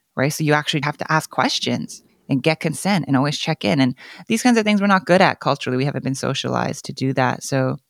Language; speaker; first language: English; non-native, fluent; Korean